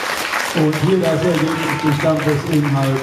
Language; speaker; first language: German; native; German